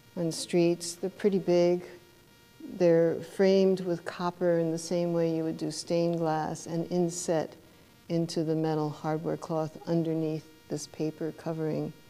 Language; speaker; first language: English; native; English